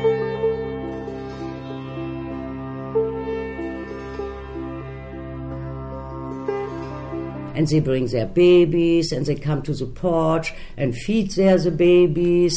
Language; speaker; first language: English; non-native, fluent; German